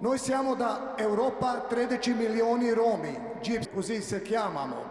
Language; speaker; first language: Italian; non-native, learner; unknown